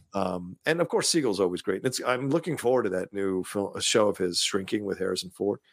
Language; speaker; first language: English; early bilingual, other home language; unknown